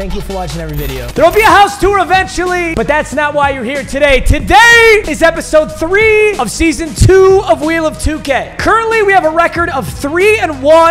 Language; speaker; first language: English; native; English